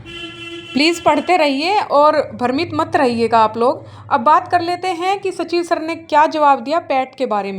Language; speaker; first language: Hindi; native; Hindi